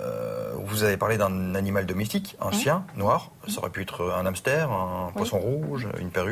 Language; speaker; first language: French; native; French